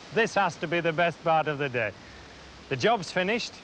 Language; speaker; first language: English; native; English